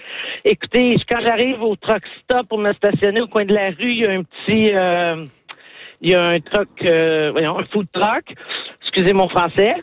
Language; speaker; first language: French; native; French